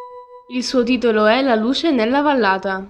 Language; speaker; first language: Italian; native; Italian